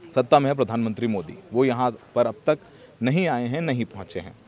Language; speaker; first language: Hindi; native; Hindi